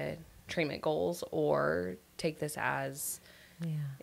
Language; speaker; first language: English; native; English